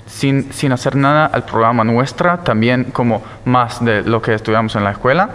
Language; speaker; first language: Spanish; early bilingual, heritage; Spanish